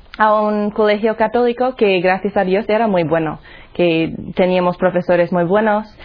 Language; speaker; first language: Spanish; non-native, fluent; English